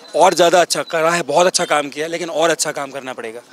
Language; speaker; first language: Hindi; native; Hindi